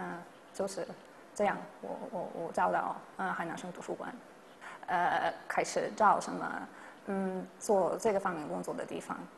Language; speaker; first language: Chinese; non-native, fluent; Polish